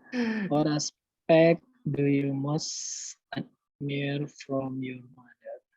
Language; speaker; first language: English; non-native, learner; Indonesian